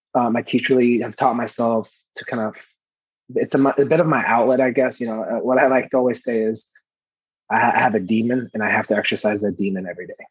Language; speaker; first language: English; early bilingual, other home language; Persian